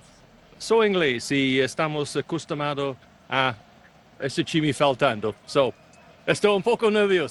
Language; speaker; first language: Portuguese; non-native, learner; English